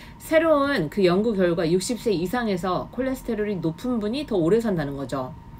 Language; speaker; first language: Korean; native; Korean